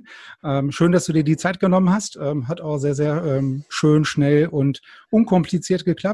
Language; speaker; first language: German; native; German